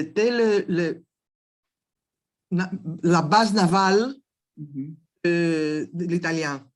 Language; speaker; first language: French; non-native, learner; Greek